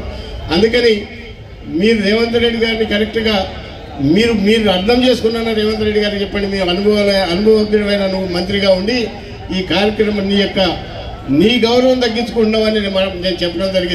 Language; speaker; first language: Telugu; native; Telugu